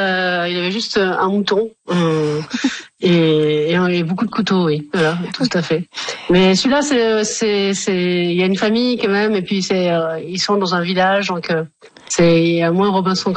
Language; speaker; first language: French; native; French